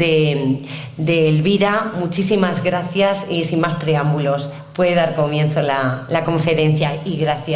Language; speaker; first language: Spanish; native; Spanish